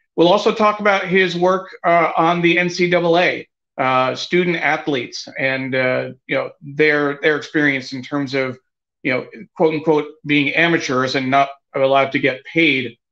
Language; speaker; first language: English; native; English